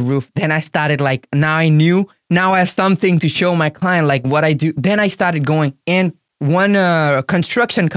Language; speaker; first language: English; non-native, local second language; Gujarati